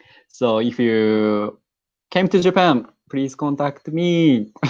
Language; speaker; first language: English; non-native, learner; Japanese